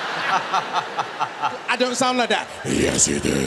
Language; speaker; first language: English; native; English